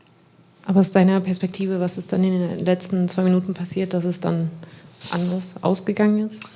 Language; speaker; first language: German; native; German